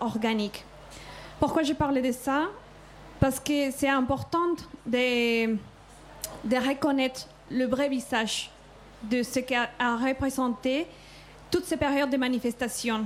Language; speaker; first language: French; non-native, fluent; Spanish